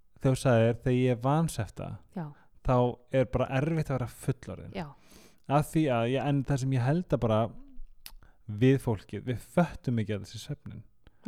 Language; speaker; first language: Icelandic; native; Icelandic